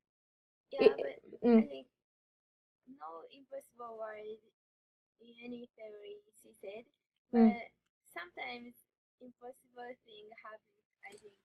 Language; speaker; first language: English; non-native, learner; Japanese